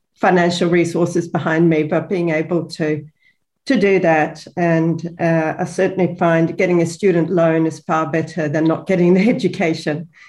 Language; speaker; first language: English; non-native, fluent; Swedish